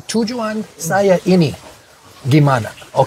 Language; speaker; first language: Indonesian; non-native, fluent; English